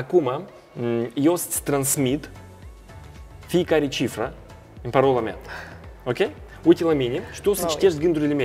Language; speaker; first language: Romanian; non-native, local second language; Russian